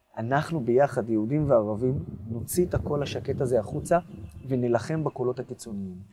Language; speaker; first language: Hebrew; non-native, local second language; Arabic